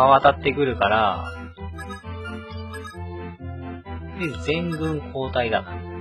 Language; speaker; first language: Japanese; native; Japanese